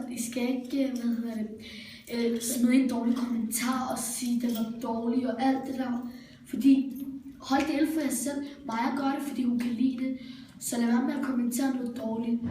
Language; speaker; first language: Danish; native; Danish